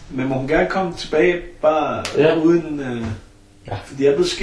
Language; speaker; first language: Danish; native; Danish